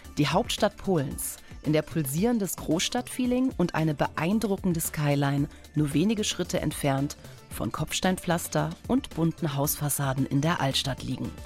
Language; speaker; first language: German; early bilingual, other home language; Polish